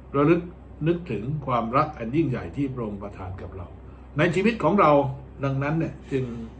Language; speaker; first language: Thai; native; Thai